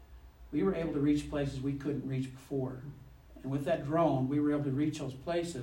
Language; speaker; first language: English; native; English